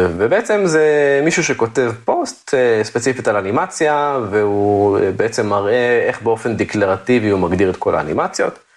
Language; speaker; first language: Hebrew; native; Hebrew